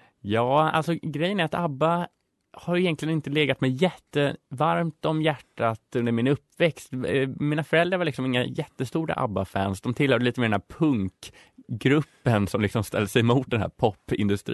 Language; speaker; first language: Swedish; native; Swedish